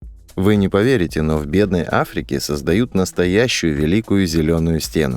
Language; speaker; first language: Russian; native; Russian